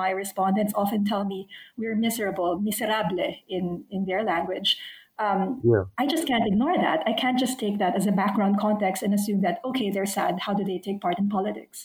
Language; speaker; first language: English; non-native, local second language; Filipino